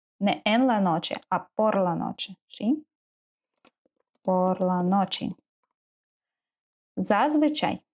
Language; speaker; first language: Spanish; non-native, learner; Ukrainian